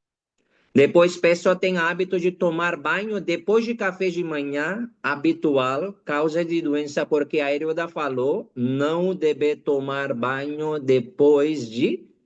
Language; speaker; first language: Portuguese; non-native, learner; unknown